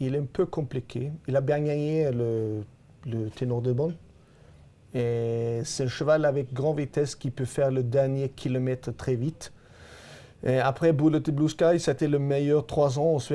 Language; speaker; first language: French; non-native, fluent; Swedish